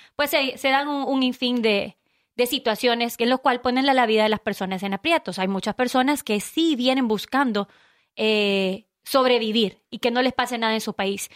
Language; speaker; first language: Spanish; native; Spanish